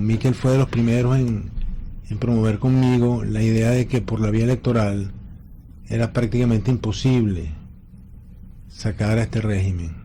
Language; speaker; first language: Spanish; native; Spanish